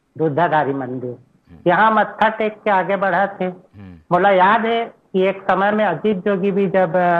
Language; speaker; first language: Hindi; native; Hindi